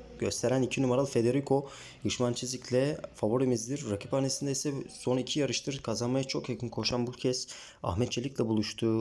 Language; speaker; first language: Turkish; native; Turkish